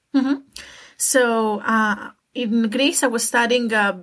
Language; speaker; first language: English; non-native, fluent; Greek